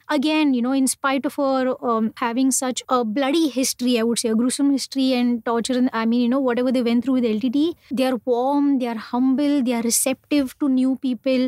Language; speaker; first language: English; non-native, local second language; Hindi